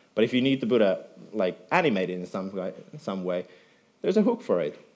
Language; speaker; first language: English; non-native, fluent; Finnish